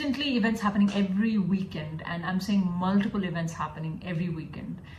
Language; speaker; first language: English; early bilingual, other home language; Tamil